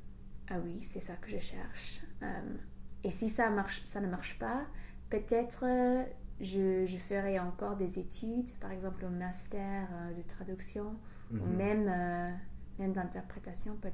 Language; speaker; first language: French; non-native, fluent; English